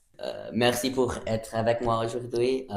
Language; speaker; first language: French; non-native, local second language; English